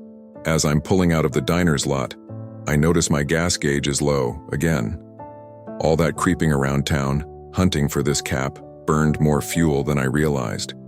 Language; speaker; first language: English; native; English